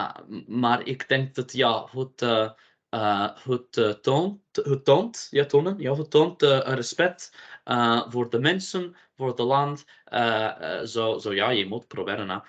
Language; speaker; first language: Dutch; non-native, learner; English